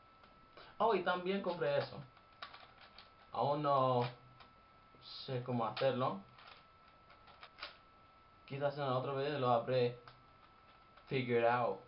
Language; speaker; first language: Spanish; non-native, fluent; English